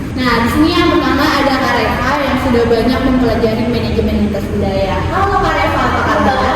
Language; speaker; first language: Indonesian; native; Indonesian